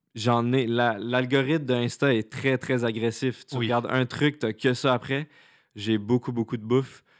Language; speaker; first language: French; native; French